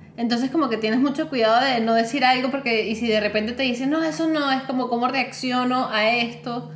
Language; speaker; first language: Spanish; native; Spanish